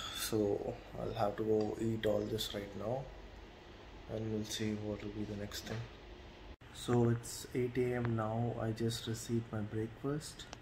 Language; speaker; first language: English; non-native, local second language; Tamil